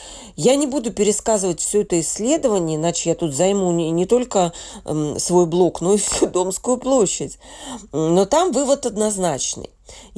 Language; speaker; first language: Russian; native; Russian